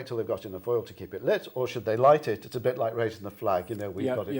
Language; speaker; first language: English; native; English